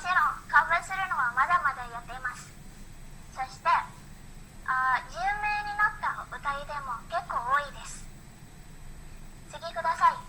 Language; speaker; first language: Japanese; non-native, learner; Indonesian